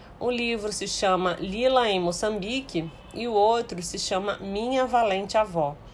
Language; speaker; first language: Portuguese; early bilingual, heritage; Portuguese